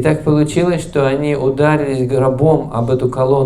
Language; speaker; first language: Russian; native; Russian